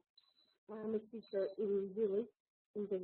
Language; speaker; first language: English; non-native, learner; Russian